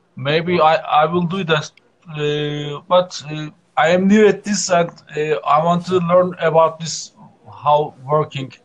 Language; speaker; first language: English; non-native, learner; Turkish